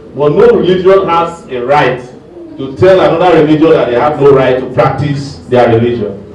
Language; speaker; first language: English; non-native, local second language; Yoruba